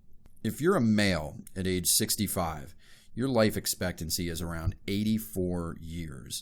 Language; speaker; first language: English; native; English